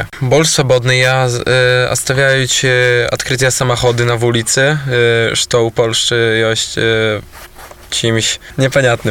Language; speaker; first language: Polish; non-native, learner; Belarusian